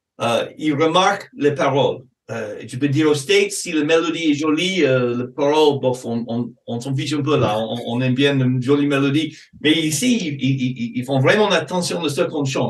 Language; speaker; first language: French; non-native, fluent; English